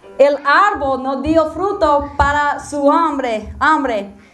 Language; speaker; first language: Spanish; non-native, learner; English